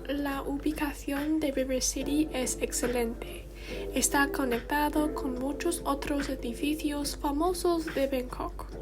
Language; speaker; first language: Spanish; non-native, learner; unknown